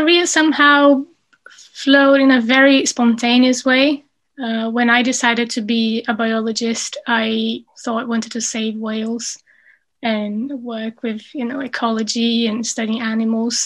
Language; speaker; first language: English; non-native, fluent; Portuguese